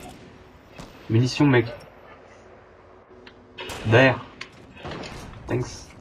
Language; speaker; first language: French; native; French